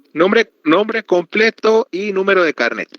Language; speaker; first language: Spanish; native; Spanish